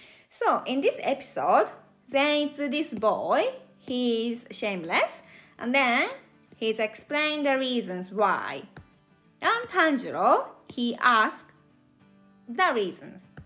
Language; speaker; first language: English; non-native, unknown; Japanese